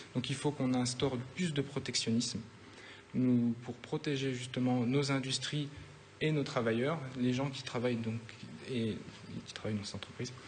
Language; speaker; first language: French; native; French